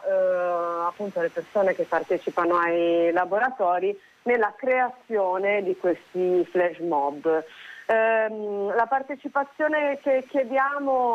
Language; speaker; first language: Italian; native; Italian